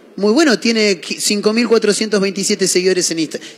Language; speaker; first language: Spanish; native; Spanish